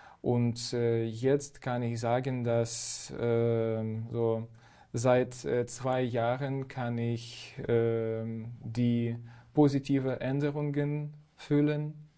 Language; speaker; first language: German; non-native, fluent; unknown